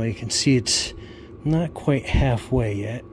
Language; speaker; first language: English; native; English